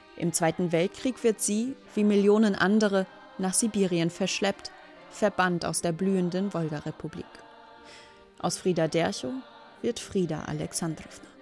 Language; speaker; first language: German; native; German